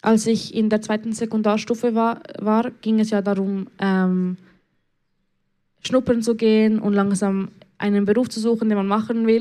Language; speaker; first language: German; early bilingual, other home language; Spanish